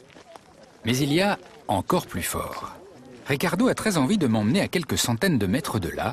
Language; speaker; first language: French; native; French